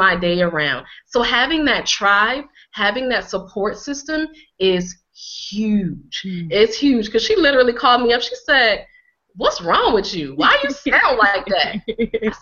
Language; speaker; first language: English; native; English